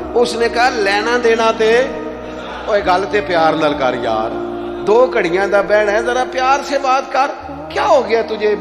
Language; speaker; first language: Urdu; non-native, local second language; Punjabi